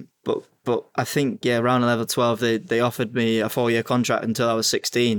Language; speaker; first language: English; native; English